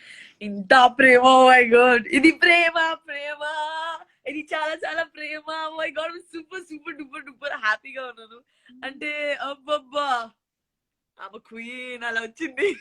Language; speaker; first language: Telugu; non-native, learner; Gujarati